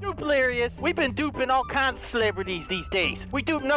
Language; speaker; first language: English; native; English